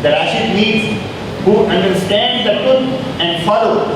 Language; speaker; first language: English; non-native, local second language; Urdu